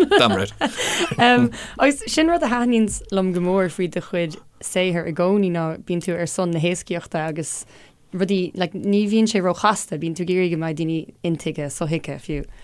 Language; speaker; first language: Irish; non-native, local second language; English